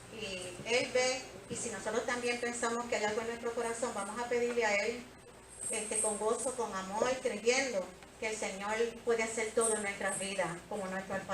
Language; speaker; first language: Spanish; native; Spanish